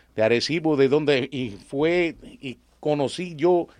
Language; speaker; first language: Spanish; native; Spanish